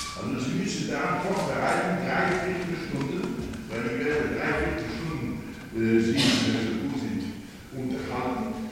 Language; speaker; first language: German; non-native, fluent; Polish